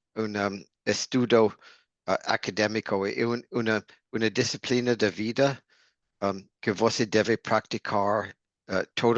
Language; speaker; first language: Portuguese; non-native, learner; English